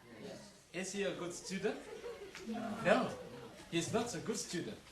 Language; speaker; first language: English; non-native, fluent; Balinese